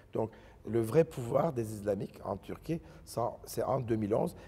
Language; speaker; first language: English; non-native, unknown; Turkish